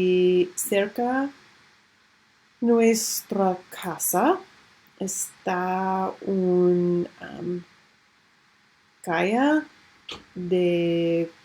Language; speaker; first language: Spanish; non-native, learner; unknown